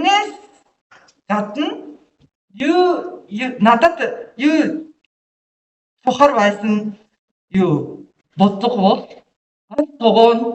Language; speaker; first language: Mongolian; non-native, learner; Japanese